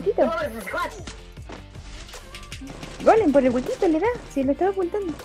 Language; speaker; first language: Spanish; native; Spanish